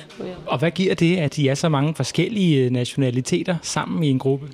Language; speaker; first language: Danish; native; Danish